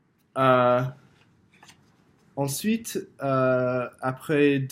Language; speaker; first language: French; non-native, learner; English